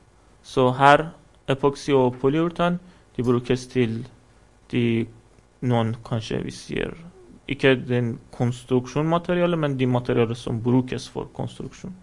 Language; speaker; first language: Norwegian; non-native, fluent; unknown